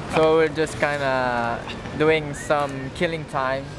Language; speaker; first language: English; non-native, fluent; Indonesian